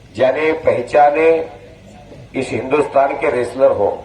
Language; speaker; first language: Hindi; non-native, local second language; Marathi